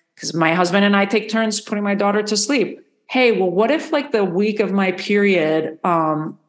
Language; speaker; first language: English; non-native, fluent; Spanish